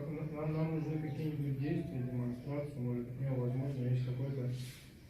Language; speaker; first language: Russian; native; Russian